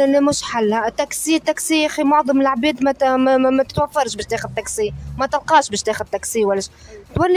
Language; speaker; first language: Arabic; native; Arabic